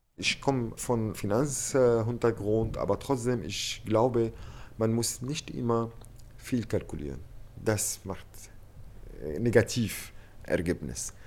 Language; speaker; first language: German; non-native, learner; Arabic